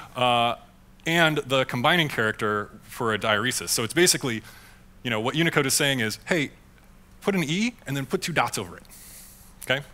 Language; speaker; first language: English; native; English